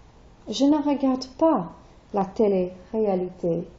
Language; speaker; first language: French; non-native, fluent; English